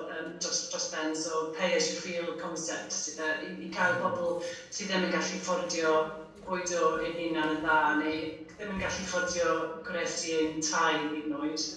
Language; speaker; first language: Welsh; non-native, fluent; English